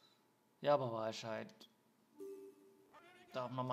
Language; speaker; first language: German; native; German